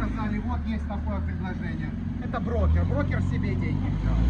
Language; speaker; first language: Russian; native; Russian